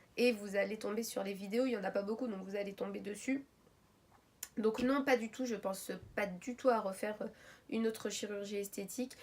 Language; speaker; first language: French; early bilingual, other home language; Arabic